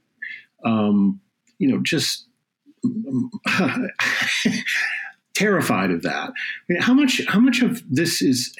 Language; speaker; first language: English; native; English